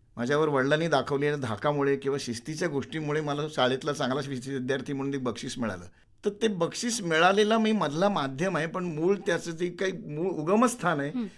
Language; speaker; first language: Marathi; native; Marathi